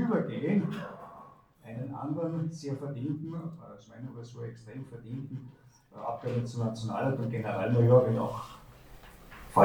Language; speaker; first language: German; native; German